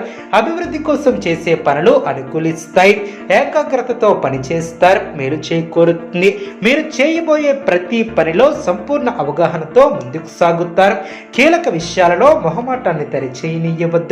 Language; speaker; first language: Telugu; native; Telugu